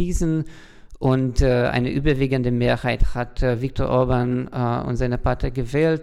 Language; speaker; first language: German; non-native, fluent; Hungarian